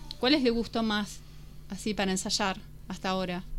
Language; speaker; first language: Spanish; native; Spanish